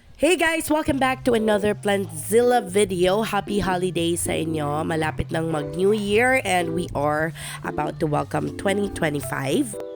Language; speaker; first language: Filipino; non-native, local second language; Cebuano